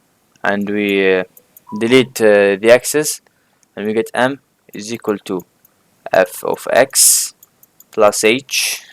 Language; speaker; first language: English; non-native, fluent; Arabic